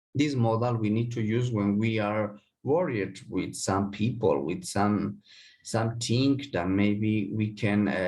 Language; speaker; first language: English; non-native, learner; Spanish